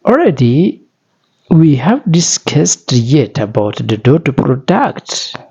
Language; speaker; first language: English; non-native, local second language; Amharic